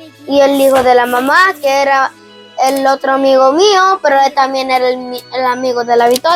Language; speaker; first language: Spanish; early bilingual, heritage; Spanish